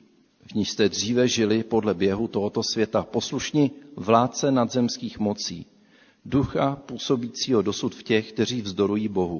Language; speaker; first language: Czech; native; Czech